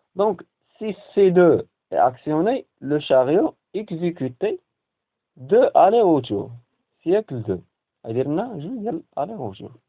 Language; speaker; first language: French; non-native, local second language; Arabic